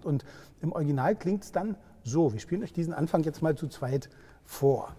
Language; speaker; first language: German; native; German